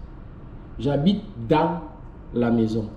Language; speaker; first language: French; non-native, fluent; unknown